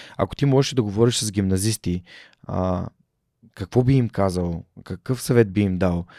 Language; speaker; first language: Bulgarian; native; Bulgarian